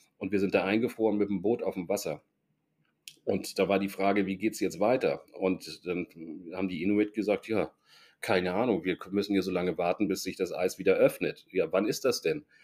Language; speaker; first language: German; native; German